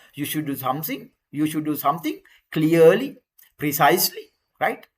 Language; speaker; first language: English; non-native, local second language; Sinhala